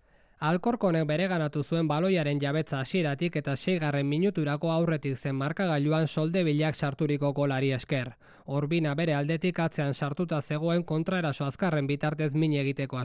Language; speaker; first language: Basque; native; Basque